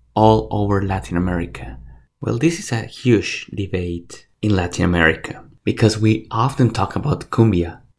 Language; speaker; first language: English; non-native, fluent; Spanish